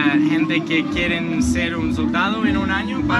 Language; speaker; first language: Spanish; non-native, learner; English